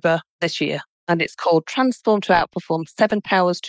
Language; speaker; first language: English; native; English